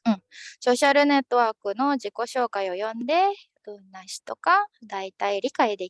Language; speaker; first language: Japanese; non-native, fluent; Indonesian